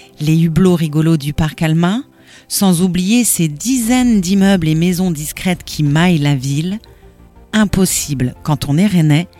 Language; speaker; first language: French; native; French